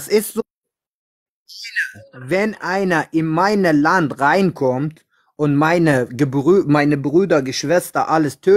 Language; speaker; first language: German; non-native, learner; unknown